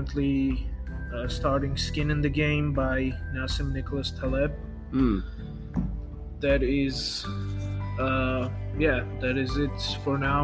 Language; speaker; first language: English; non-native, fluent; Armenian